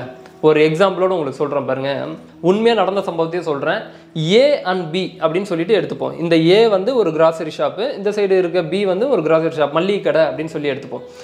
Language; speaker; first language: Tamil; native; Tamil